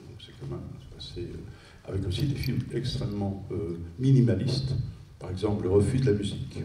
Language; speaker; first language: French; native; French